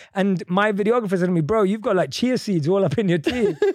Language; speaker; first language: English; native; English